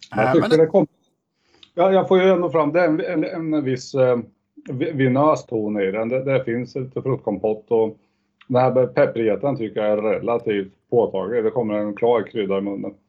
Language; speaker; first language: Swedish; non-native, fluent; English